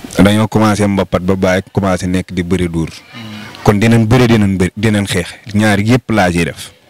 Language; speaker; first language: Wolof; non-native, local second language; Fula